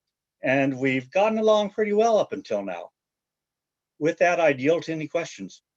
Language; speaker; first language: English; native; English